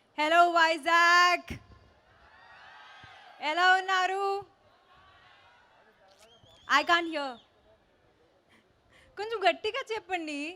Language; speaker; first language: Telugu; non-native, learner; Hindi